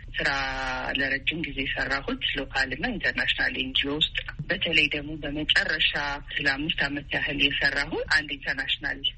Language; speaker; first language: Amharic; native; Amharic